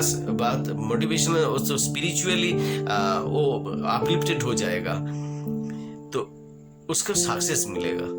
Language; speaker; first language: Hindi; non-native, local second language; Bangla